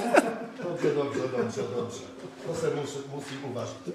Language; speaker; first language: Czech; non-native, fluent; Polish